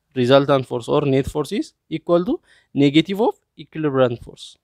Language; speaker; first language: English; non-native, fluent; Amharic